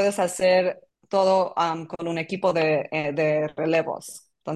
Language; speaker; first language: Spanish; non-native, fluent; English